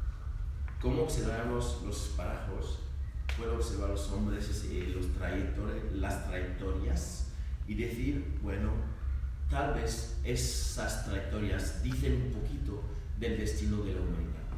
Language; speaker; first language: Spanish; non-native, learner; French